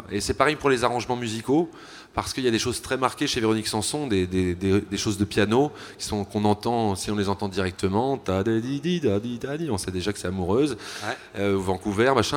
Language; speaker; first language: French; native; French